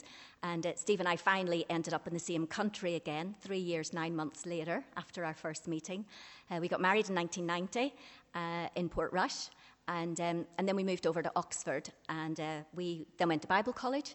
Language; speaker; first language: English; native; English